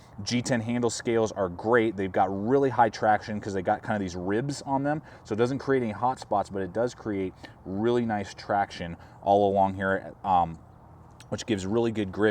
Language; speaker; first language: English; native; English